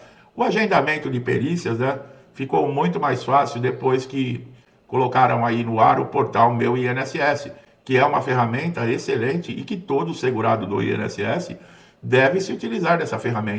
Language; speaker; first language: Portuguese; native; Portuguese